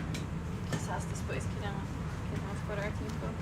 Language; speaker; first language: Spanish; non-native, fluent; English